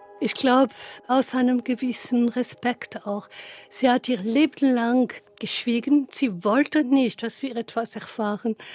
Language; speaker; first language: German; non-native, fluent; French